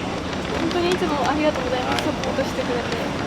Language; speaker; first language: Japanese; native; Japanese